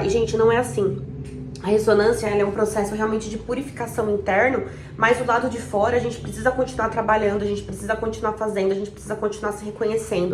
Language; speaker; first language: Portuguese; native; Portuguese